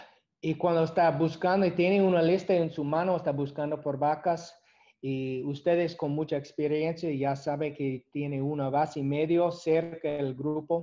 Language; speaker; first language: Spanish; non-native, learner; English